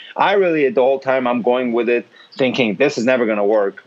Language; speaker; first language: English; non-native, fluent; Hebrew